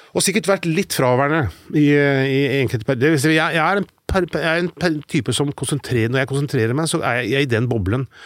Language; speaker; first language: Norwegian; native; Norwegian